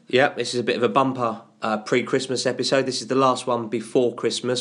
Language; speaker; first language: English; native; English